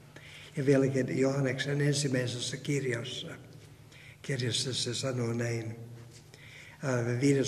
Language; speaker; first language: Finnish; non-native, fluent; Russian